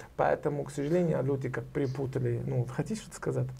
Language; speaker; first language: Russian; non-native, fluent; Arabic